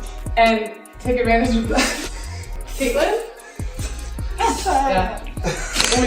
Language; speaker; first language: English; native; English